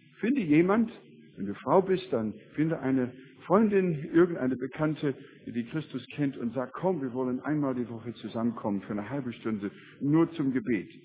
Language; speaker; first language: German; non-native, fluent; English